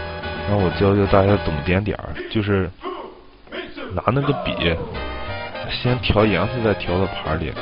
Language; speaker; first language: Chinese; native; Chinese